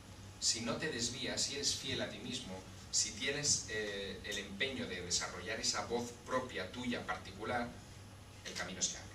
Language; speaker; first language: Spanish; native; Spanish